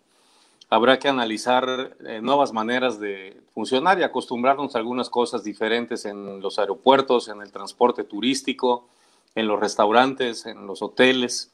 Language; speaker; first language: Spanish; native; Spanish